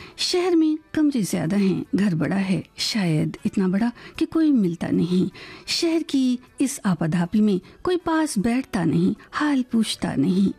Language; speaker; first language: Hindi; native; Hindi